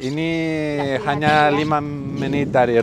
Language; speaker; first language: Indonesian; non-native, learner; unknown